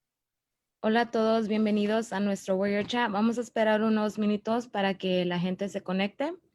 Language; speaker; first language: Spanish; early bilingual, other home language; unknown